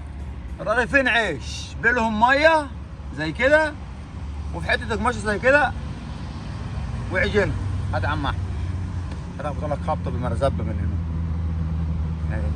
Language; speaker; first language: Arabic; native; Arabic